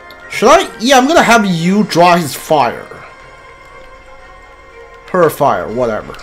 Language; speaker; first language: English; native; English